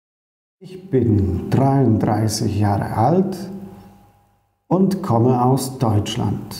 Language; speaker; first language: German; non-native, fluent; Polish